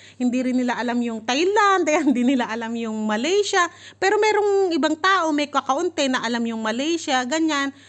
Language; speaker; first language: Filipino; native; Filipino